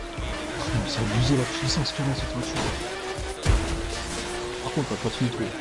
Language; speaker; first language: French; native; French